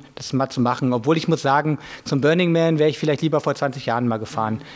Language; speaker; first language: German; native; German